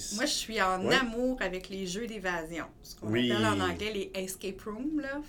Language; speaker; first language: French; native; French